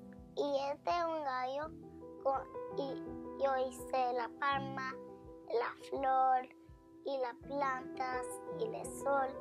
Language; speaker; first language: Spanish; early bilingual, heritage; Spanish